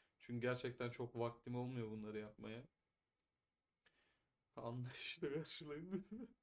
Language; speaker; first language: Turkish; native; Turkish